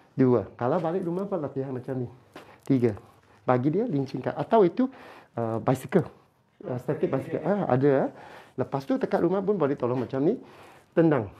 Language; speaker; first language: Malay; non-native, local second language; Chinese